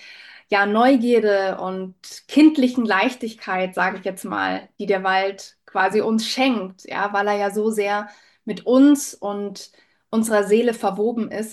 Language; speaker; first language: German; native; German